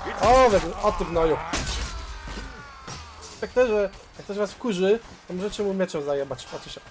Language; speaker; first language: Polish; native; Polish